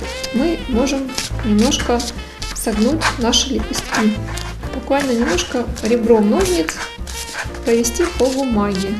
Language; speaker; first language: Russian; native; Russian